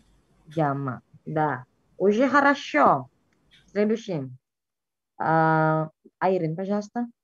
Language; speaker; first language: Russian; non-native, fluent; Indonesian